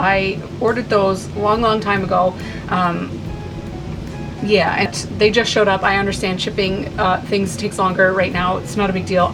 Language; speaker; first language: English; native; English